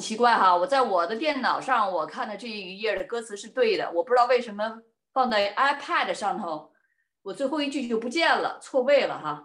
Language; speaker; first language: Chinese; native; Chinese